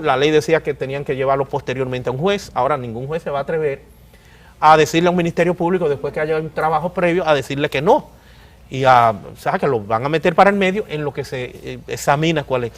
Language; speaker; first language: Spanish; native; Spanish